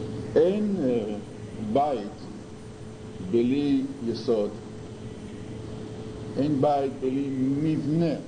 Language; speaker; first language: Hebrew; non-native, fluent; English